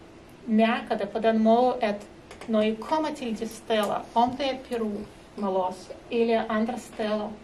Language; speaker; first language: Danish; non-native, fluent; Russian